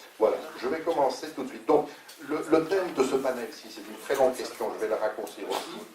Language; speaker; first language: French; native; French